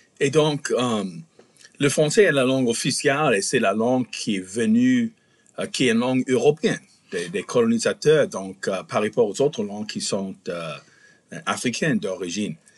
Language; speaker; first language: French; non-native, fluent; English